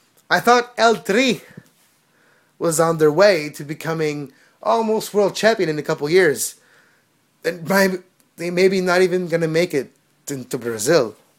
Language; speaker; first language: English; non-native, local second language; French